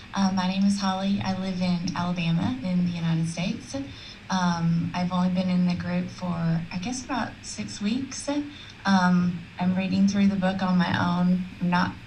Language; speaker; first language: English; native; English